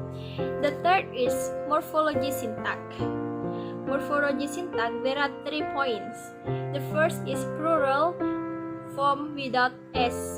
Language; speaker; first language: English; non-native, learner; Indonesian